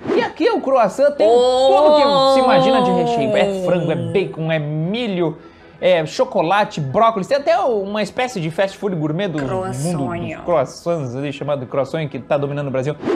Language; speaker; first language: Portuguese; native; Portuguese